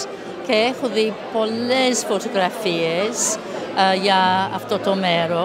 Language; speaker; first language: Greek; non-native, learner; English